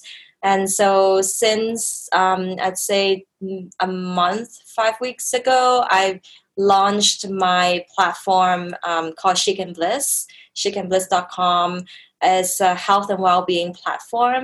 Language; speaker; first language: English; native; English